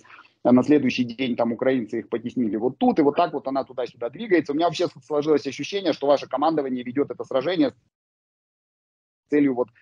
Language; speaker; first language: Russian; native; Russian